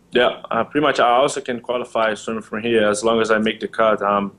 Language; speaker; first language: English; non-native, learner; Portuguese